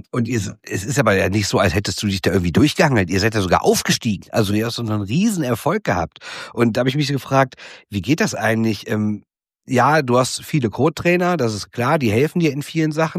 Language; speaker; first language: German; native; German